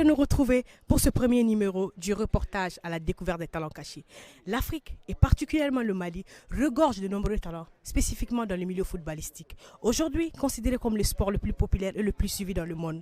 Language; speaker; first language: French; non-native, local second language; Bambara